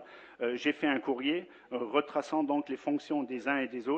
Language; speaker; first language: French; native; French